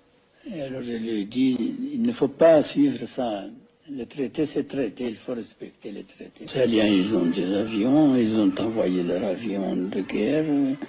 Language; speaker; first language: French; non-native, fluent; Amharic